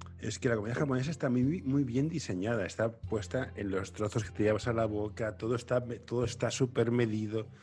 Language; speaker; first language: Spanish; native; Spanish